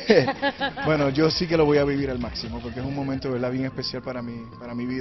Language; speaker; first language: Spanish; native; Spanish